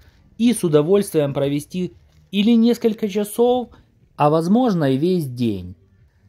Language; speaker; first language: Russian; native; Russian